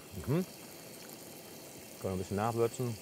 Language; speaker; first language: German; native; German